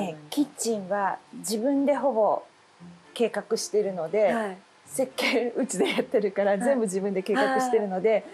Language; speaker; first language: Japanese; native; Japanese